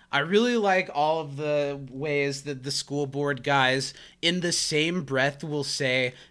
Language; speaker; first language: English; native; English